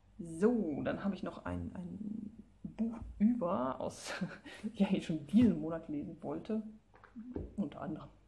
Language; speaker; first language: German; native; German